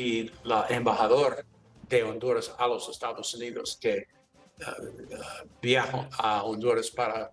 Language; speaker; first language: Spanish; non-native, learner; English